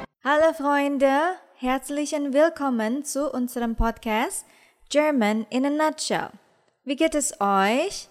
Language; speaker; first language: German; non-native, fluent; Indonesian